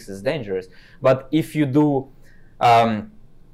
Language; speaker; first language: English; non-native, fluent; Kazakh